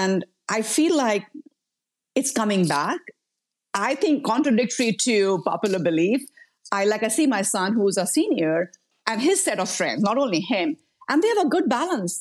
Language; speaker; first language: English; non-native, local second language; Hindi